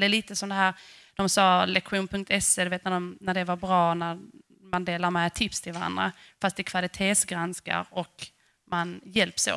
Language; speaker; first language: Swedish; native; Swedish